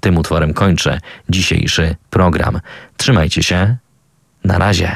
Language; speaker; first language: Polish; native; Polish